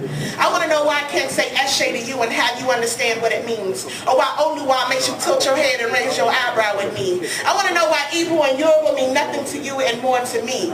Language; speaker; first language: English; native; English